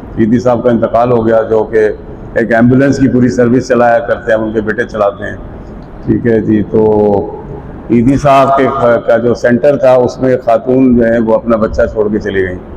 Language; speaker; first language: Urdu; native; Urdu